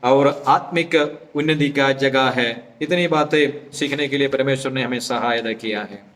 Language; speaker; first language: Hindi; non-native, local second language; Malayalam